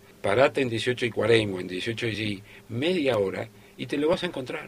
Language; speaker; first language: Spanish; native; Spanish